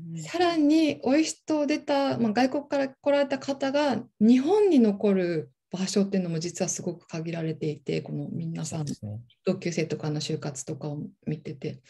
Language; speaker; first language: Japanese; native; Japanese